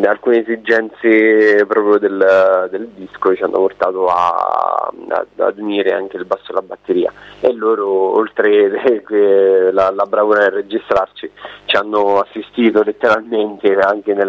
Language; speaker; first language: Italian; native; Italian